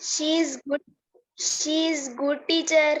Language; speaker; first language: English; non-native, learner; Hindi